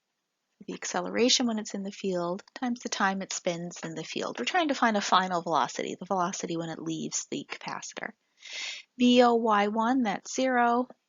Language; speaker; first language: English; native; English